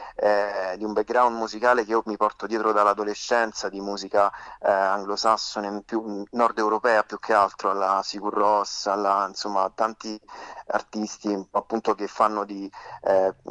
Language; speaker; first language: Italian; native; Italian